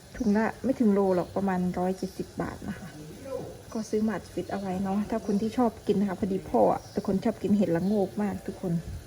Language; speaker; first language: Thai; non-native, local second language; Northern Khmer